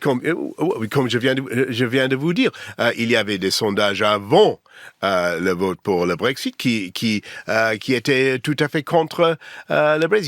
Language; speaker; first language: French; non-native, learner; English